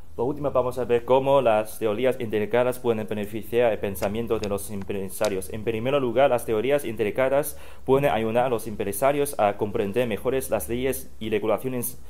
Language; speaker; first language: Spanish; non-native, fluent; Chinese